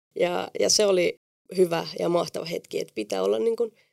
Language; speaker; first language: Finnish; non-native, fluent; Spanish